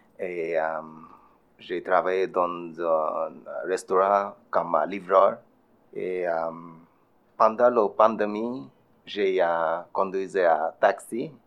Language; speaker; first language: French; non-native, learner; Bangla